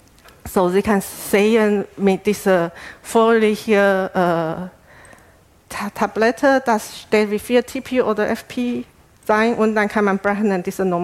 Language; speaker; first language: German; non-native, fluent; Chinese